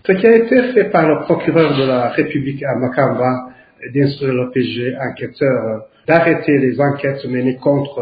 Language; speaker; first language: French; non-native, local second language; Rundi